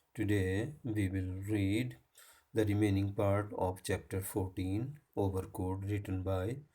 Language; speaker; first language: English; non-native, local second language; Hindi